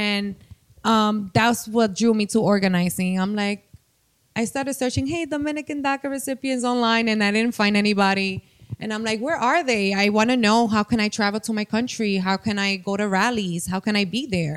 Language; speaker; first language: English; non-native, fluent; Spanish